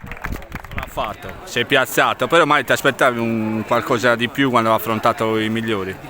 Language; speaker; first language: Italian; native; Italian